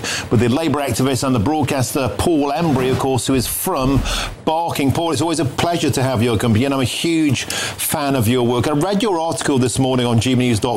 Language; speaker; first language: English; native; English